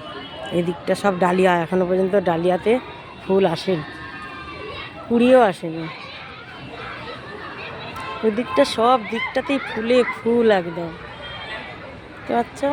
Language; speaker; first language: Bangla; native; Bangla